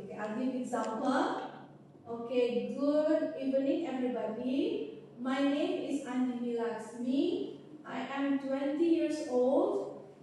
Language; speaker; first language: English; non-native, fluent; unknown